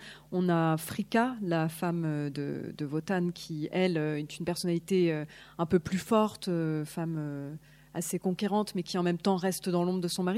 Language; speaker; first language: French; native; French